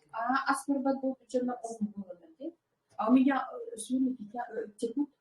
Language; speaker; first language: Russian; non-native, local second language; Yakut